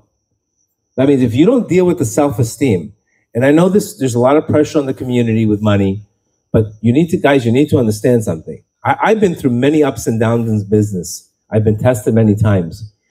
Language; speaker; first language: English; native; English